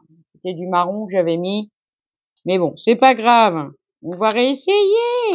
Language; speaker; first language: French; native; French